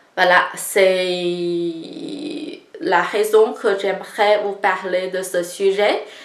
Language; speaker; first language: French; non-native, fluent; Chinese